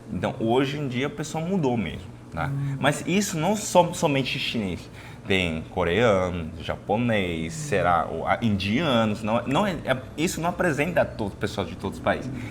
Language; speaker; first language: Portuguese; non-native, fluent; Chinese